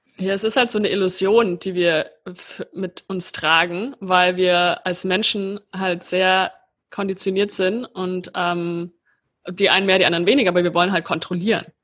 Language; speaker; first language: German; native; German